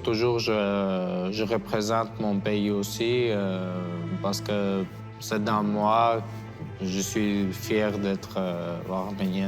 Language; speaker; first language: French; non-native, learner; Armenian